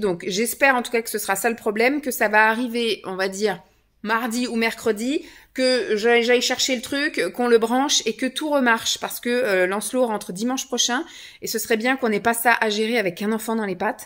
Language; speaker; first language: French; native; French